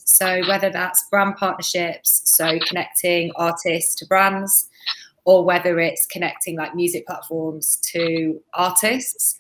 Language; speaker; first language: English; native; English